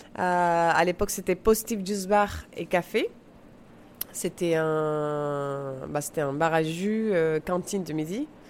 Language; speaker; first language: French; non-native, fluent; Spanish